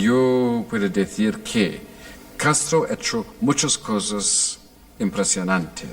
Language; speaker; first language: Spanish; non-native, fluent; English